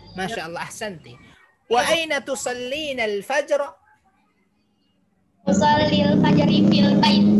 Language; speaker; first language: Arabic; non-native, fluent; Indonesian